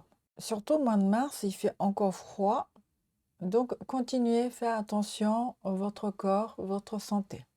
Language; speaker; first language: French; non-native, learner; Japanese